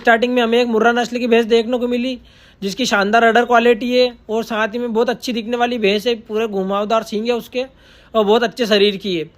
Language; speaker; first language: Hindi; native; Hindi